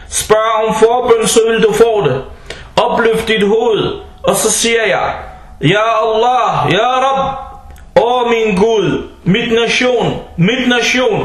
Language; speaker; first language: Danish; non-native, fluent; Arabic